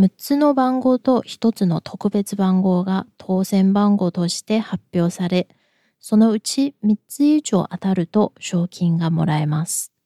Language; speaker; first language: Japanese; non-native, fluent; Chinese